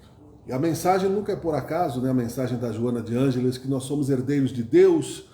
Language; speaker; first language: Portuguese; native; Portuguese